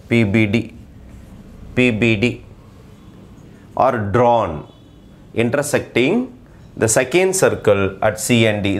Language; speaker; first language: English; non-native, local second language; Tamil